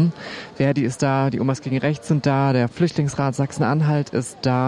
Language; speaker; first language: German; native; German